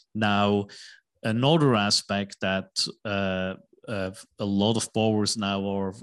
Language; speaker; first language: English; non-native, fluent; German